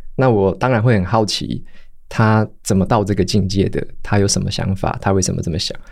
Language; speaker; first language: Chinese; native; Chinese